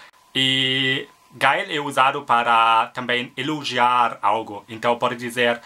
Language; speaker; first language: Portuguese; non-native, learner; German